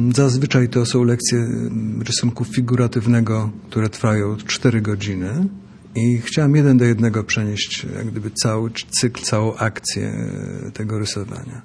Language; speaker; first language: Polish; native; Polish